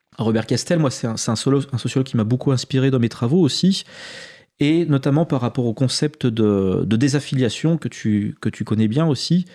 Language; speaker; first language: French; native; French